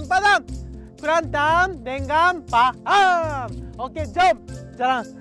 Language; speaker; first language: Indonesian; non-native, learner; Japanese